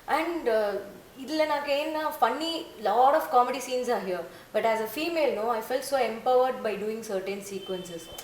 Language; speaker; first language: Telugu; non-native, learner; Tamil